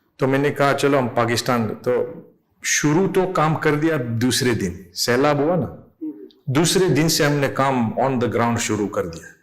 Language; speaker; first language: Urdu; non-native, fluent; English